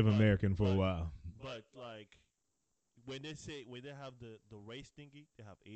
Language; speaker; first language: English; non-native, fluent; French